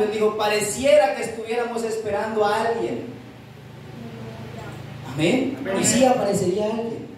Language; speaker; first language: Spanish; native; Spanish